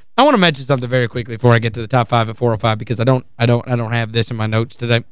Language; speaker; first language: English; native; English